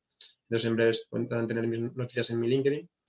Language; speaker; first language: Spanish; native; Spanish